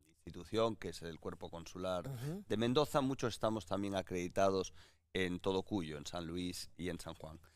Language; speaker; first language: Spanish; native; Spanish